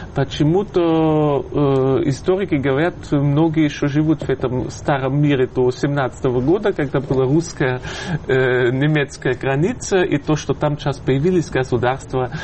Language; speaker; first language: Russian; non-native, fluent; German